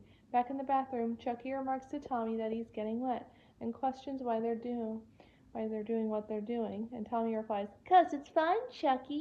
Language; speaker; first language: English; native; English